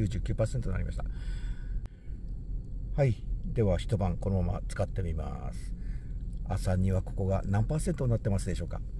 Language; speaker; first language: Japanese; native; Japanese